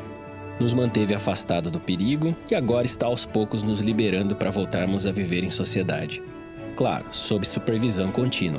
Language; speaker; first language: Portuguese; native; Portuguese